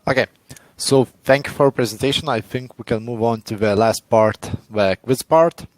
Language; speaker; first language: English; non-native, fluent; Lithuanian